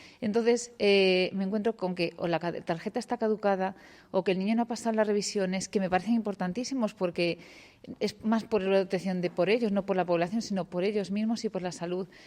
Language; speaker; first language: Spanish; native; Spanish